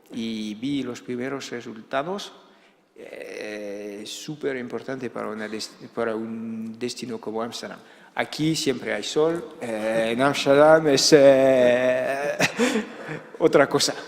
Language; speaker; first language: Spanish; non-native, fluent; Dutch